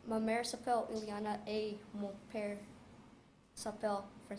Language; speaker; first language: French; non-native, learner; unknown